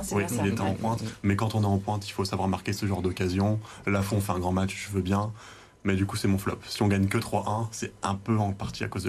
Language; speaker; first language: French; native; French